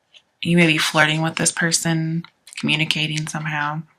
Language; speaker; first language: English; native; English